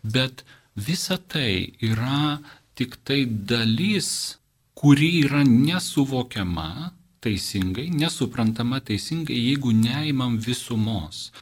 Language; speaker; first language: Lithuanian; non-native, local second language; Polish